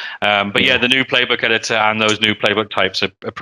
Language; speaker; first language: English; native; English